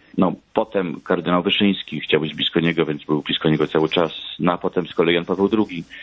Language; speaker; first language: Polish; native; Polish